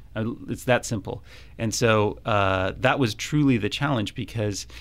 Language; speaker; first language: English; native; English